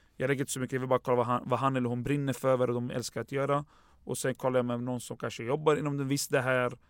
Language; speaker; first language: Swedish; early bilingual, other home language; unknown